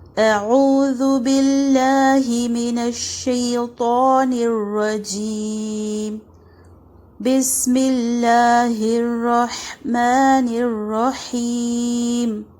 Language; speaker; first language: Urdu; native; Urdu